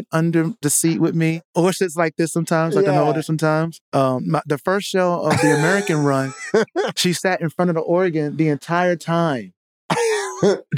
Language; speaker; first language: English; native; English